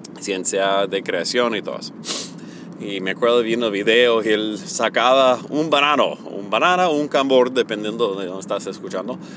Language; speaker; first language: Spanish; early bilingual, heritage; Spanish